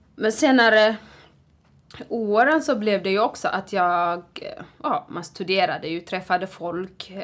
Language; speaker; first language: Swedish; non-native, fluent; Tigrinya